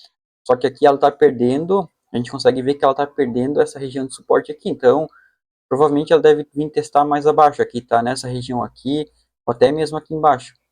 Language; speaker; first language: Portuguese; native; Portuguese